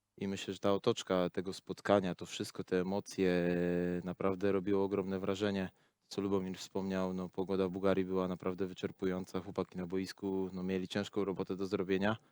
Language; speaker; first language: Polish; native; Polish